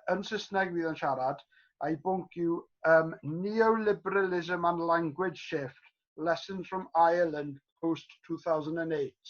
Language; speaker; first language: Welsh; native; Welsh